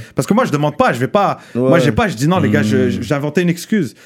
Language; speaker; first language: French; non-native, local second language; Arabic